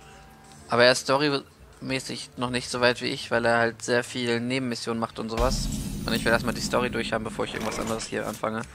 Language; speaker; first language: German; native; German